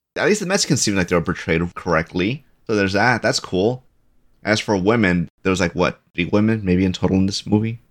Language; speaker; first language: English; early bilingual, other home language; Spanish